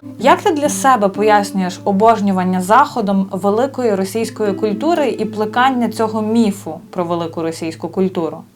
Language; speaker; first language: Ukrainian; native; Ukrainian